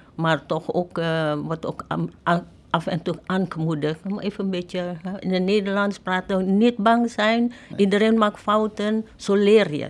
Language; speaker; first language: Dutch; non-native, fluent; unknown